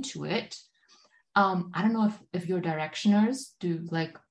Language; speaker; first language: English; non-native, fluent; German